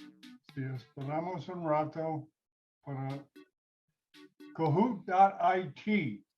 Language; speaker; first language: Spanish; non-native, learner; English